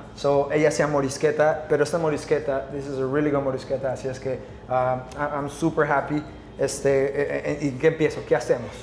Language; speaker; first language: Spanish; native; Spanish